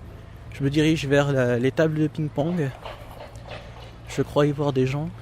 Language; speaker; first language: French; native; French